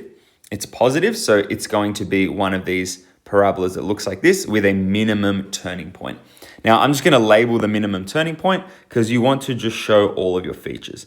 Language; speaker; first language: English; native; English